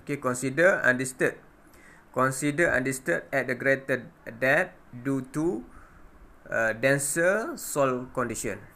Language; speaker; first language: English; non-native, local second language; Malay